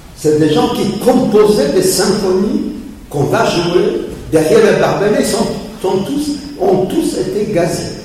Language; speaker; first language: French; early bilingual, other home language; Polish